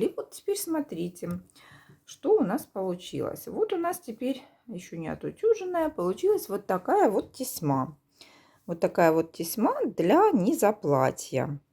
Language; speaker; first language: Russian; native; Russian